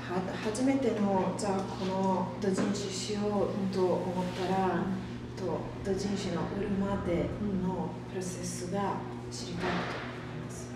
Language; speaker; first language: Japanese; non-native, learner; Italian